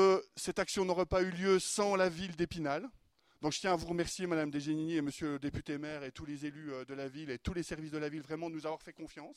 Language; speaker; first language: French; native; French